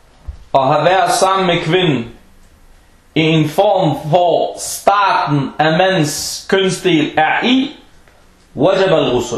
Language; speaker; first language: Danish; non-native, fluent; Arabic